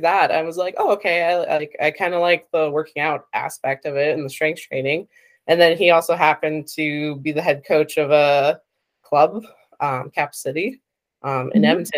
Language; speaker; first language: English; native; English